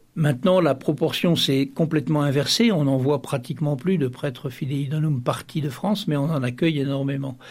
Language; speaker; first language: French; native; French